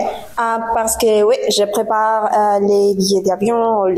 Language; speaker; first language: French; non-native, learner; Spanish